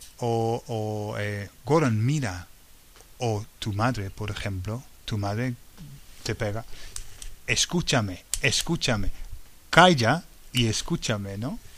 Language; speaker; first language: Spanish; non-native, fluent; English